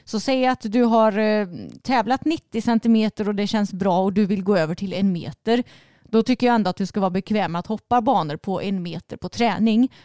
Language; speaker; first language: Swedish; native; Swedish